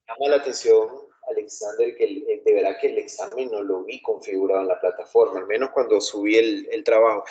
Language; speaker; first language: Spanish; native; Spanish